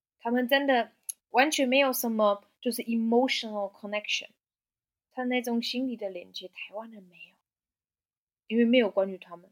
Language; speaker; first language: Chinese; non-native, fluent; German